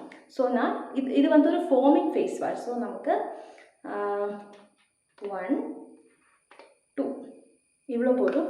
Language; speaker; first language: Tamil; non-native, learner; Malayalam